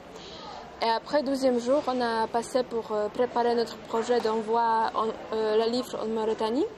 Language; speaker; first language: French; non-native, fluent; Polish